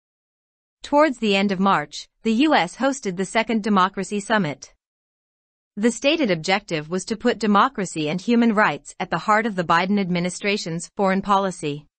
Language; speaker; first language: English; non-native, local second language; Urdu